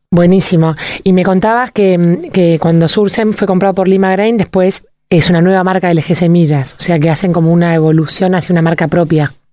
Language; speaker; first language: Spanish; native; Spanish